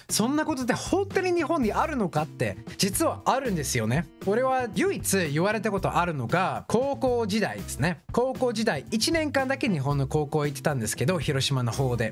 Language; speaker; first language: Japanese; non-native, fluent; English